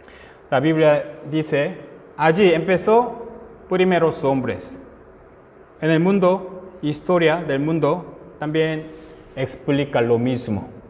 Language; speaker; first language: Spanish; non-native, fluent; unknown